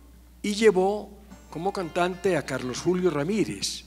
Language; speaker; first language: Spanish; native; Spanish